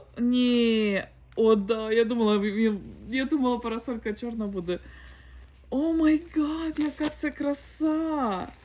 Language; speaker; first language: Ukrainian; non-native, local second language; Russian